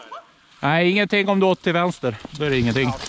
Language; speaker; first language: Swedish; native; Swedish